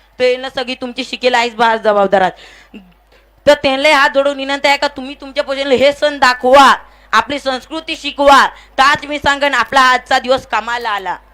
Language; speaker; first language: Marathi; non-native, local second language; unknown